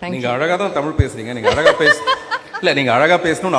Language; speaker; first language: Tamil; native; Tamil